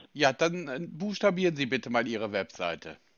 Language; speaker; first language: German; native; German